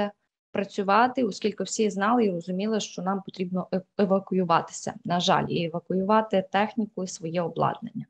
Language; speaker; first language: Ukrainian; native; Ukrainian